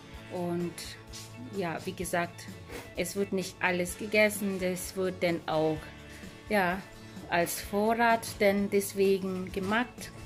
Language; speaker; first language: German; non-native, fluent; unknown